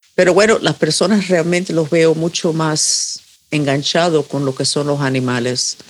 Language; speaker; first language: Spanish; non-native, fluent; English